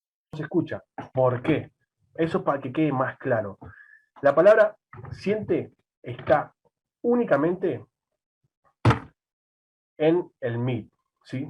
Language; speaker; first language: Spanish; native; Spanish